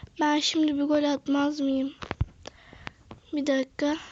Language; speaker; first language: Turkish; native; Turkish